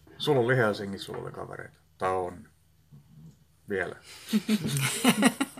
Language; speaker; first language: Finnish; non-native, local second language; Swedish